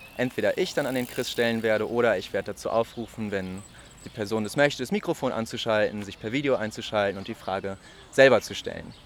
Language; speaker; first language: German; native; German